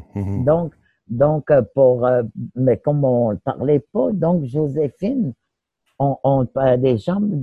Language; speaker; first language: French; native; French